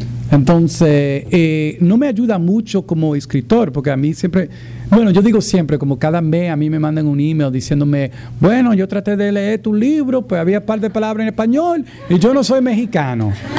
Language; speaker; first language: Spanish; early bilingual, heritage; Spanish